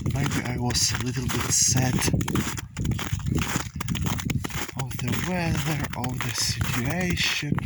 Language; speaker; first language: English; non-native, learner; Ukrainian